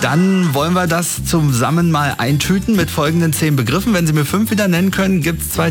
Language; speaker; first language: German; native; German